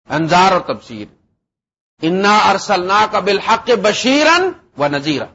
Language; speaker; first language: Urdu; non-native, local second language; Punjabi